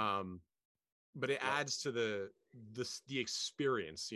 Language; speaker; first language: English; native; English